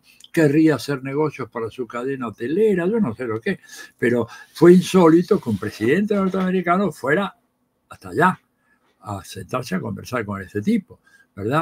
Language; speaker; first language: Spanish; native; Spanish